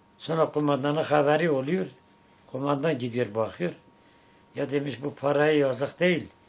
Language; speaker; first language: Turkish; non-native, local second language; Zaza